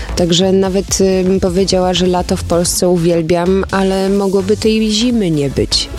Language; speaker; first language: Polish; early bilingual, heritage; Polish